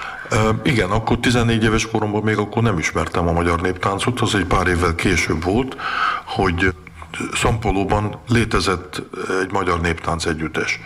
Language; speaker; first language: Hungarian; early bilingual, heritage; Hungarian